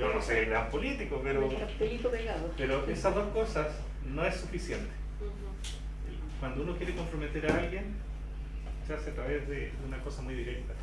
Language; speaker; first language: Spanish; native; Spanish